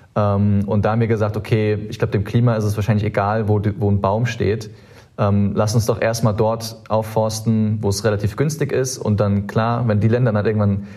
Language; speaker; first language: German; native; German